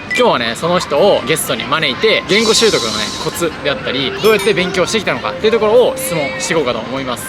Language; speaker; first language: Japanese; native; Japanese